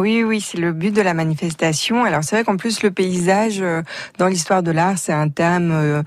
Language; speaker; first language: French; native; French